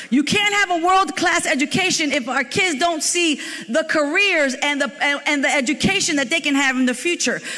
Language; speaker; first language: English; native; English